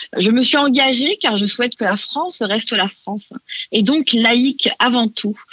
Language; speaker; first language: French; non-native, local second language; Arabic